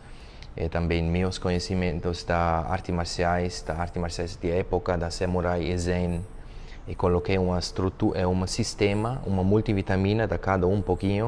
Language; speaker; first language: Portuguese; non-native, fluent; German